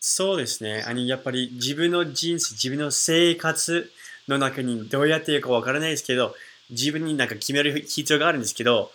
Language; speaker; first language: Japanese; non-native, fluent; English